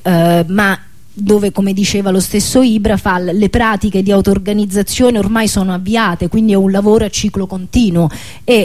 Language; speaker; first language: Italian; native; Italian